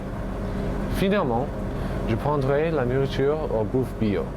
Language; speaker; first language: French; non-native, learner; English